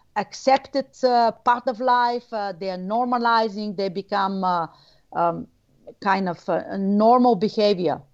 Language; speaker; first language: English; non-native, fluent; Bulgarian